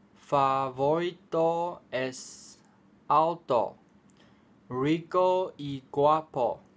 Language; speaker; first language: Spanish; non-native, learner; Chinese